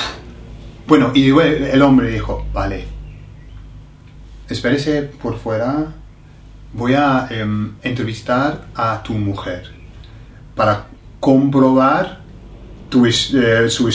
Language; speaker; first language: Spanish; non-native, fluent; English